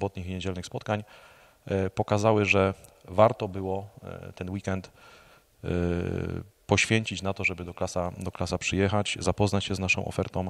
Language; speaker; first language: Polish; native; Polish